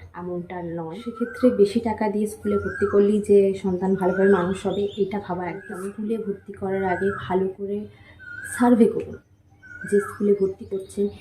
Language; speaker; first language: Bangla; native; Bangla